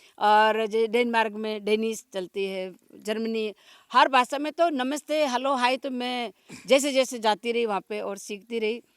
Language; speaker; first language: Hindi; non-native, local second language; Rajasthani